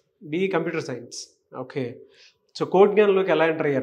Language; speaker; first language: Telugu; native; Telugu